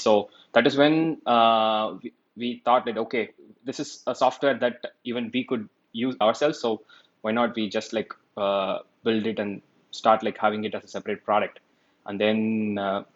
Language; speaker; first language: English; non-native, local second language; Tamil